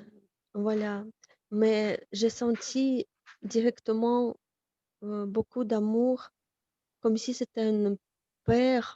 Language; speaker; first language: French; non-native, fluent; Russian